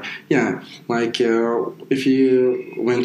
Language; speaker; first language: English; non-native, fluent; Persian